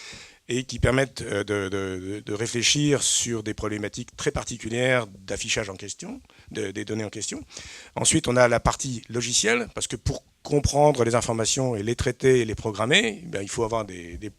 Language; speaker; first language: French; native; French